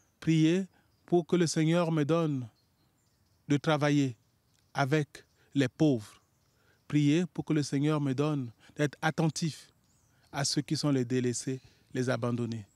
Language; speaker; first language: French; non-native, local second language; Sango